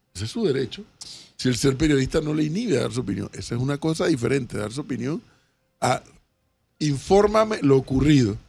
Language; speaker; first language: Spanish; native; Spanish